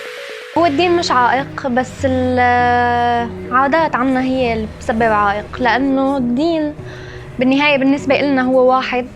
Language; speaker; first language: Arabic; native; Arabic